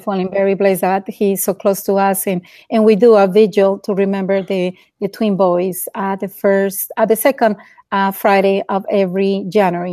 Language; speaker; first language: English; non-native, fluent; Spanish